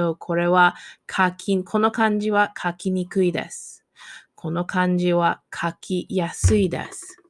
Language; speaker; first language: Japanese; non-native, fluent; English